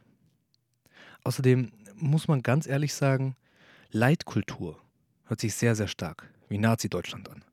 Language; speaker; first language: German; early bilingual, other home language; Turkish